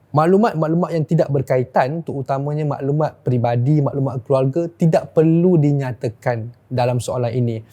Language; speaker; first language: Malay; native; Malay